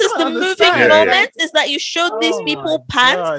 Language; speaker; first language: English; non-native, local second language; Yoruba